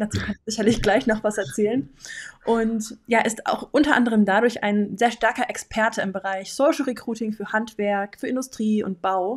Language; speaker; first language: German; native; German